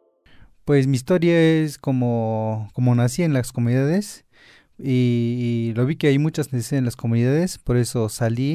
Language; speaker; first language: Spanish; non-native, local second language; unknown